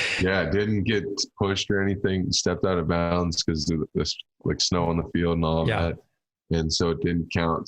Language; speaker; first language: English; native; English